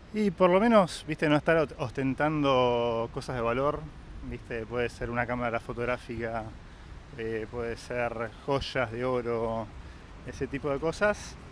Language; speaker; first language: Spanish; native; Spanish